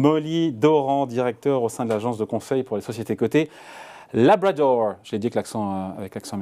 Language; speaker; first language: French; native; French